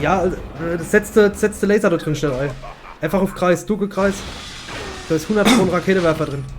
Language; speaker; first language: German; native; German